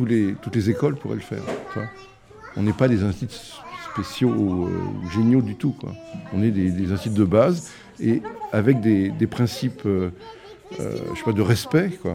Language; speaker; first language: French; native; French